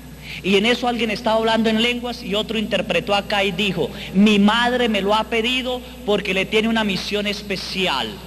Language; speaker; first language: Spanish; native; Spanish